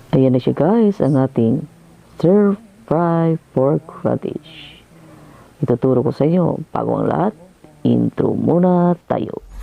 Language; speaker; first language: Filipino; non-native, local second language; Cebuano